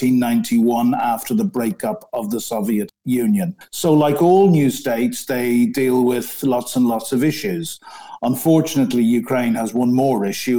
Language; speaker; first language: English; native; English